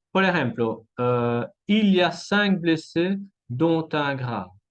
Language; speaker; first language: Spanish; non-native, fluent; French